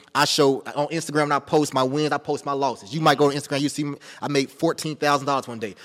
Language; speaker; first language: English; native; English